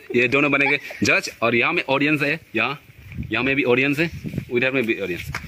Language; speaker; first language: Hindi; non-native, local second language; Karbi